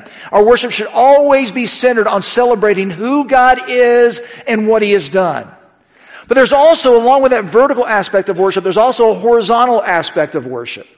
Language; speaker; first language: English; native; English